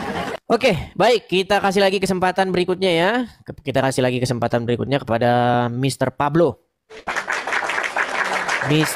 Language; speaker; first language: Indonesian; native; Indonesian